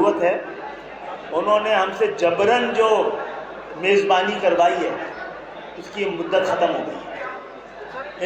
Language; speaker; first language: Urdu; native; Urdu